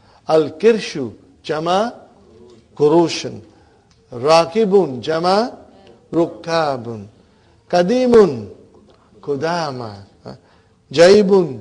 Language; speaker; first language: Arabic; non-native, fluent; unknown